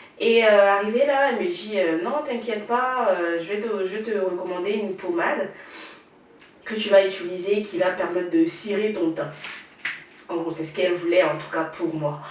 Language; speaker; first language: French; native; French